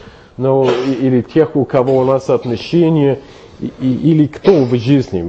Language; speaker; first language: Russian; non-native, fluent; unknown